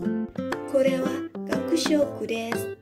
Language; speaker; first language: Japanese; non-native, learner; Thai